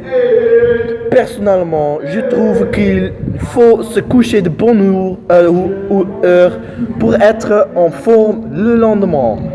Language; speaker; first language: French; non-native, learner; Dutch